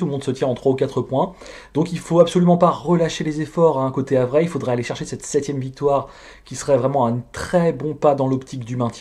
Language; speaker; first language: French; native; French